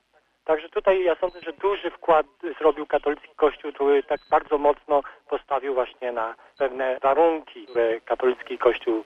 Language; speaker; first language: Polish; native; Polish